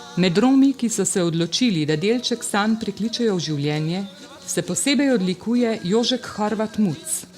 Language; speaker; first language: Slovenian; native; Slovenian